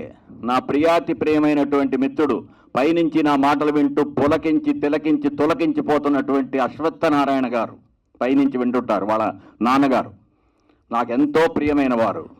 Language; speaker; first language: Telugu; native; Telugu